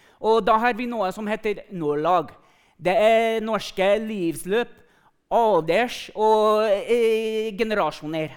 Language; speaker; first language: Norwegian; non-native, fluent; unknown